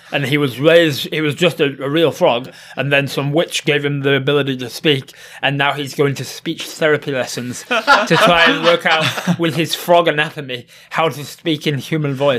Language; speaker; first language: English; native; English